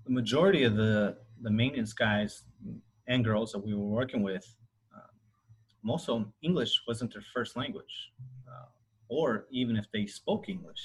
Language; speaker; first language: English; native; English